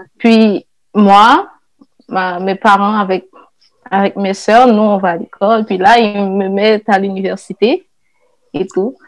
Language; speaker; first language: French; non-native, local second language; Haitian Creole